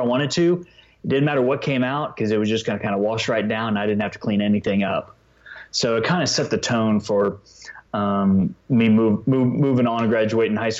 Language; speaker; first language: English; native; English